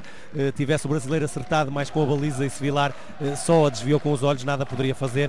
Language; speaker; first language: Portuguese; native; Portuguese